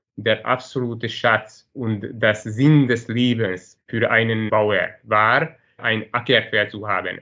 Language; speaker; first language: German; non-native, fluent; Hungarian